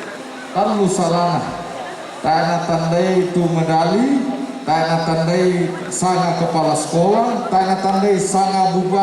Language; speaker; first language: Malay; non-native, local second language; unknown